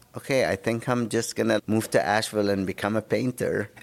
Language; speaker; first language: English; non-native, fluent; Arabic